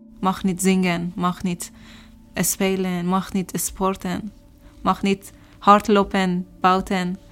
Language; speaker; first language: Dutch; non-native, learner; Persian